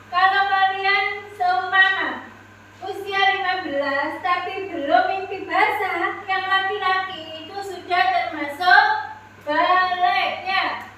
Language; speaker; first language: Indonesian; native; Indonesian